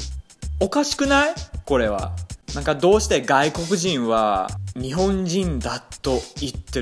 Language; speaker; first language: Japanese; non-native, fluent; English